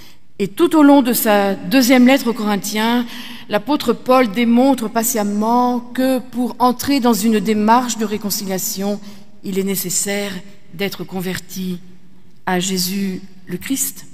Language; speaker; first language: French; native; French